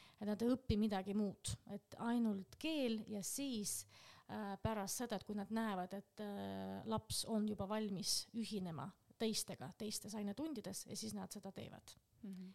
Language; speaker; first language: Estonian; non-native, local second language; Russian